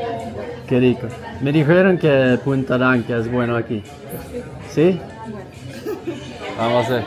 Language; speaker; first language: Spanish; non-native, fluent; Swedish